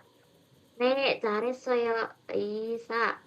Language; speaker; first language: Korean; non-native, fluent; Indonesian